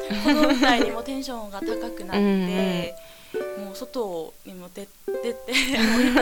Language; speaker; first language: Japanese; non-native, fluent; Korean